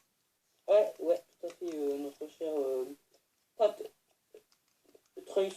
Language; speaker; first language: French; native; French